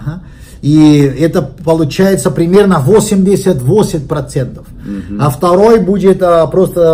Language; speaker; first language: Russian; non-native, learner; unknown